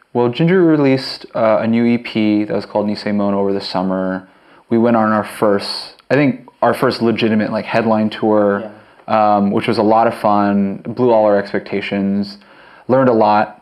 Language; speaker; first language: English; native; English